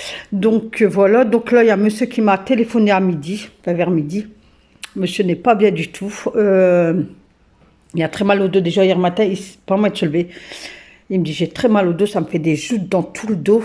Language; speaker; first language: French; native; French